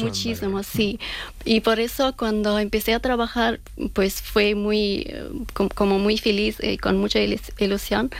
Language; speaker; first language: Spanish; non-native, fluent; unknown